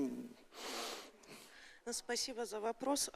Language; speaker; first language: Russian; early bilingual, heritage; Russian